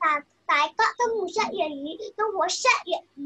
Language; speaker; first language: Cantonese; early bilingual, other home language; Chinese